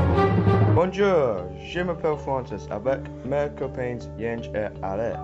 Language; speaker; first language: French; non-native, learner; English